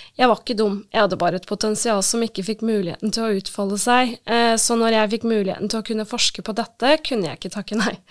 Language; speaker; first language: Norwegian; early bilingual, other home language; Turkish